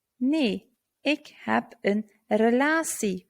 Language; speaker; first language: Dutch; non-native, fluent; Turkish